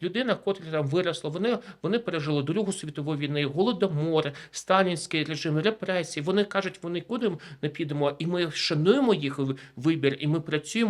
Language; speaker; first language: Ukrainian; native; Ukrainian